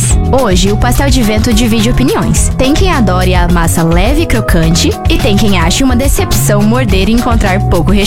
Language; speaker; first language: Portuguese; native; Portuguese